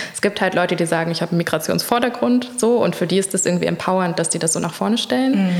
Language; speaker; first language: German; native; German